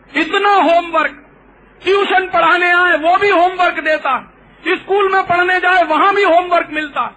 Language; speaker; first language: Hindi; native; Hindi